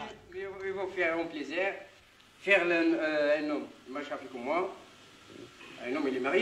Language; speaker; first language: French; non-native, learner; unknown